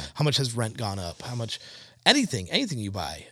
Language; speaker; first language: English; native; English